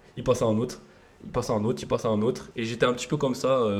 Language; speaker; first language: French; native; French